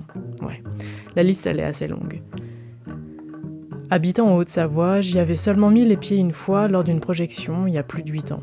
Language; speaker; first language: French; native; French